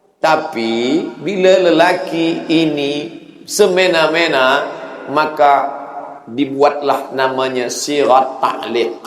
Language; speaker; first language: Malay; native; Malay